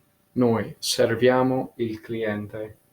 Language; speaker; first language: Italian; non-native, fluent; English